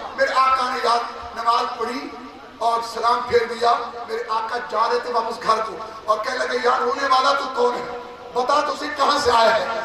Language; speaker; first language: Urdu; non-native, local second language; Saraiki